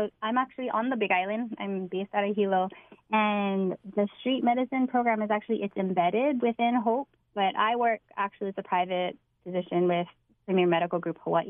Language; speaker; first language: English; native; English